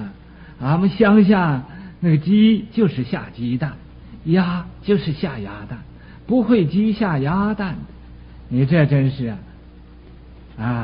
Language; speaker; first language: Chinese; native; Chinese